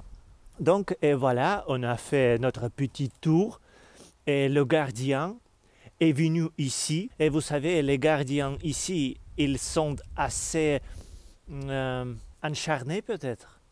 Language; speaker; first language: French; non-native, learner; Russian